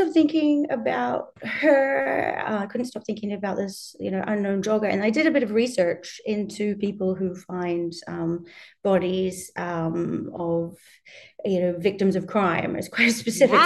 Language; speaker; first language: English; native; English